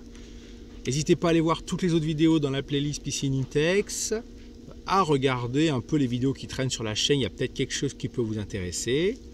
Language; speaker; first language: French; native; French